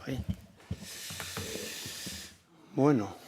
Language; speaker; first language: Basque; native; Basque